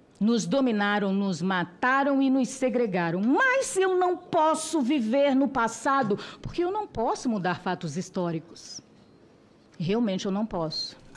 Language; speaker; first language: Portuguese; non-native, local second language; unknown